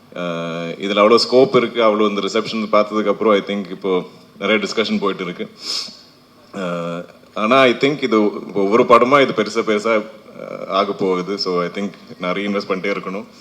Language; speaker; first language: Tamil; non-native, fluent; Malayalam